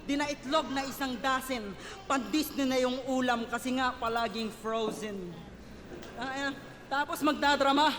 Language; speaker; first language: Filipino; native; Filipino